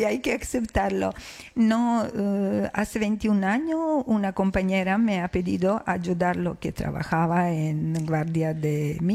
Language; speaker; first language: Spanish; non-native, learner; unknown